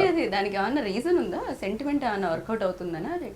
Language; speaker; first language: Telugu; native; Telugu